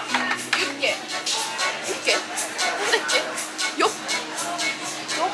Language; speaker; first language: Japanese; native; Japanese